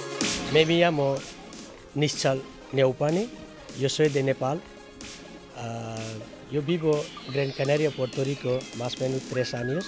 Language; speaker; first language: Spanish; non-native, learner; Nepali